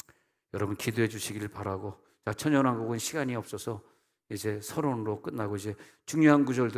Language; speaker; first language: Korean; native; Korean